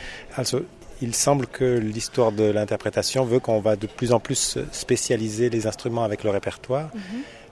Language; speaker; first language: French; native; French